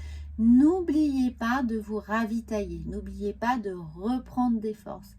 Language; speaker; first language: French; native; French